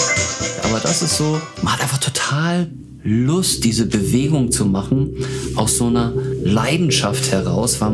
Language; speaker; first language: German; native; German